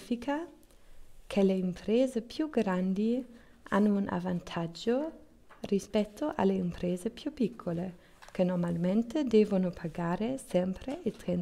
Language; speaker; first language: Italian; non-native, learner; German